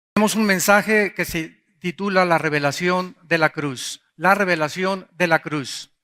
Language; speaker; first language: Spanish; native; Spanish